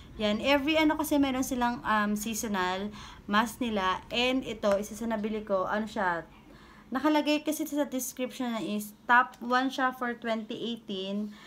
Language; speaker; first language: Filipino; native; Filipino